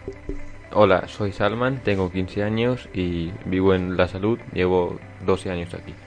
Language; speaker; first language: Spanish; early bilingual, other home language; Punjabi